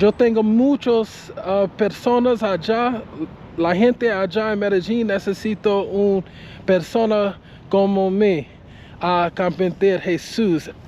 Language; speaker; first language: Spanish; non-native, learner; English